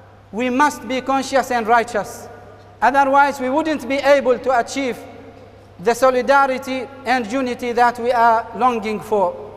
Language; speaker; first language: English; non-native, fluent; Arabic